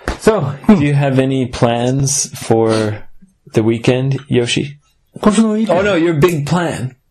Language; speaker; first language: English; native; English